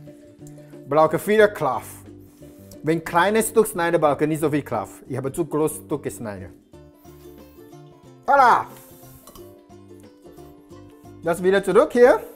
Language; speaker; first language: German; non-native, learner; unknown